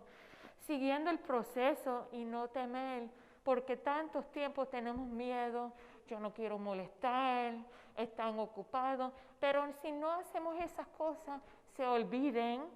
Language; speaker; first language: Spanish; non-native, fluent; English